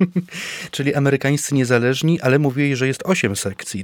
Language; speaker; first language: Polish; native; Polish